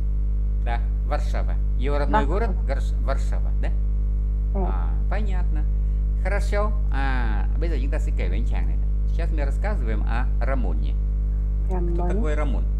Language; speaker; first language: Russian; non-native, fluent; Vietnamese